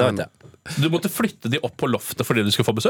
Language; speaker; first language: Norwegian; native; Norwegian